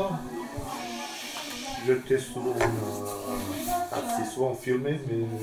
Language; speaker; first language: French; non-native, fluent; Bosnian